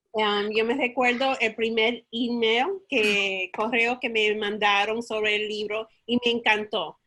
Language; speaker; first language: Spanish; early bilingual, heritage; Spanish